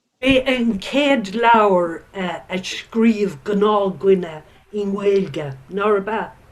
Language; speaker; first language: Irish; non-native, local second language; English